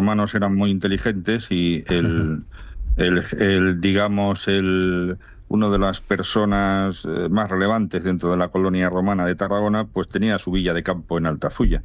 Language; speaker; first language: Spanish; native; Spanish